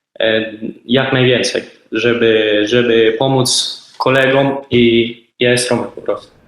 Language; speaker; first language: Polish; early bilingual, heritage; Polish